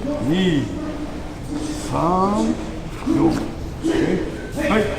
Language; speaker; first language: Japanese; native; Japanese